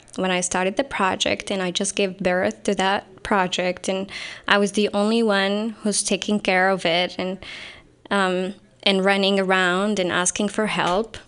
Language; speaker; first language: English; non-native, fluent; Arabic